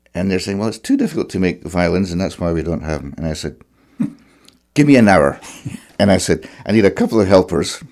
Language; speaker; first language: English; native; English